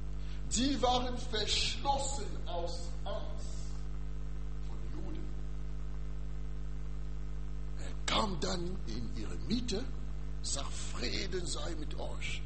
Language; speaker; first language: German; non-native, learner; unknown